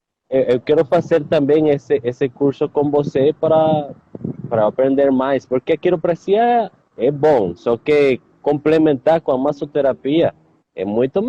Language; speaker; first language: Portuguese; non-native, learner; Spanish